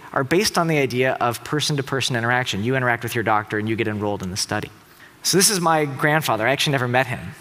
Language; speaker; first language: English; native; English